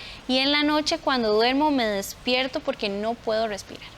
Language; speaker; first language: Spanish; native; Spanish